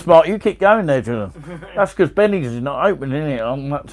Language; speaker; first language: English; native; English